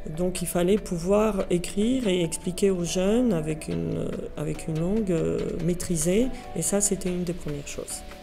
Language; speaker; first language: French; non-native, fluent; Serbian